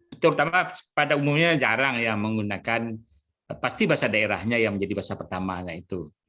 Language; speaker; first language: Indonesian; non-native, local second language; Minangkabau